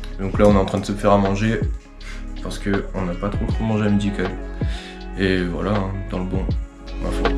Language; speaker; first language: French; native; French